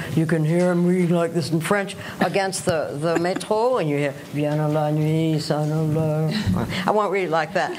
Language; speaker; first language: English; native; English